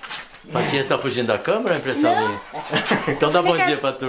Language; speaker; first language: Portuguese; native; Portuguese